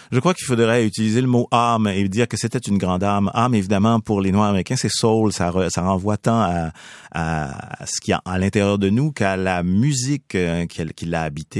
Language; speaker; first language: French; native; French